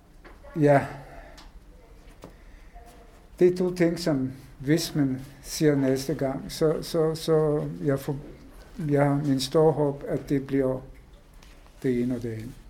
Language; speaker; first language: Danish; non-native, fluent; Hebrew